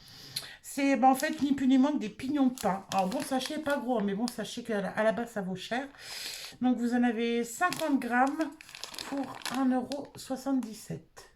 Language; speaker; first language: French; native; French